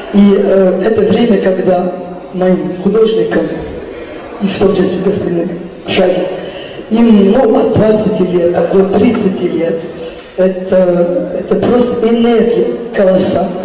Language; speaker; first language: Russian; non-native, fluent; French